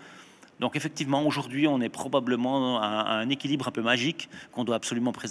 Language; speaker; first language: French; native; French